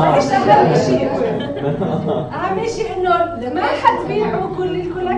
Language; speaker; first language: Arabic; native; Arabic